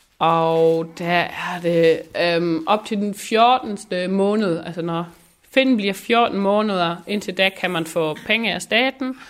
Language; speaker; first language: Danish; non-native, local second language; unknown